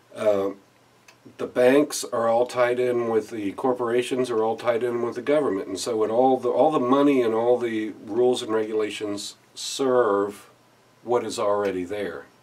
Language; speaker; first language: English; native; English